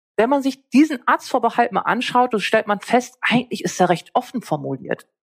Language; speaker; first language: German; native; German